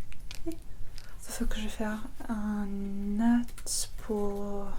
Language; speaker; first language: French; non-native, fluent; English